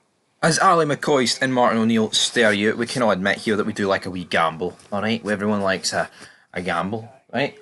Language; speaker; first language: English; native; English